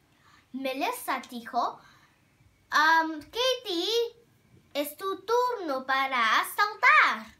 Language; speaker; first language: Spanish; non-native, learner; Vietnamese